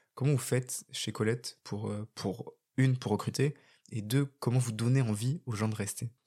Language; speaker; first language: French; native; French